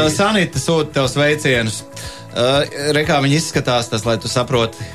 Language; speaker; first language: Latvian; non-native, fluent; Spanish